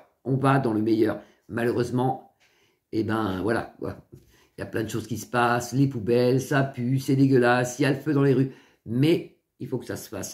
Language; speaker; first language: French; native; French